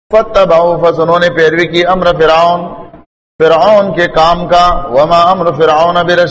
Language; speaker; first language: Urdu; non-native, local second language; Pashto